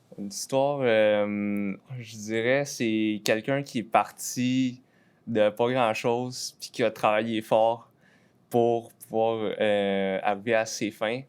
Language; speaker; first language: French; native; French